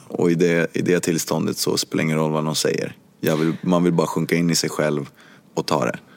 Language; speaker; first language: Swedish; early bilingual, other home language; Spanish